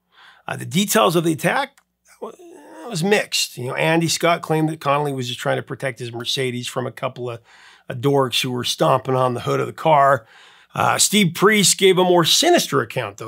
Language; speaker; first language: English; native; English